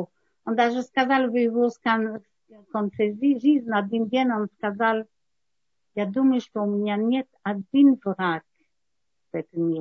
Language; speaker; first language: Russian; non-native, learner; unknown